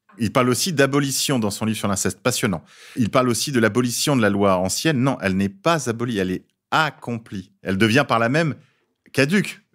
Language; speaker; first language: French; native; French